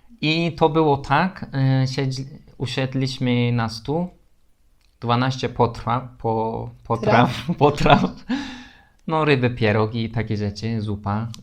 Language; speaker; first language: Polish; non-native, learner; Turkish